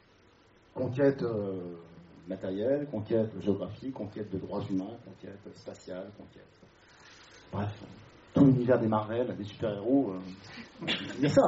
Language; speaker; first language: French; native; French